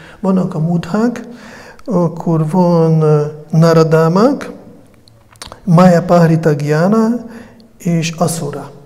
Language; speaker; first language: Hungarian; non-native, fluent; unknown